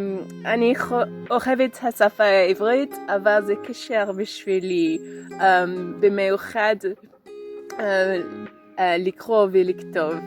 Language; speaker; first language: Hebrew; non-native, learner; English